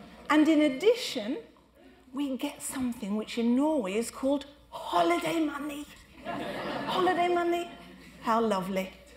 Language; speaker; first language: English; native; English